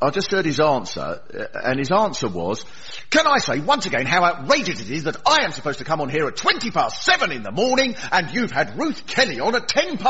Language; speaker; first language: English; native; English